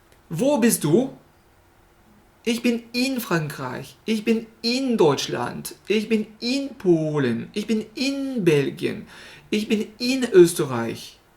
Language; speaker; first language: German; non-native, fluent; French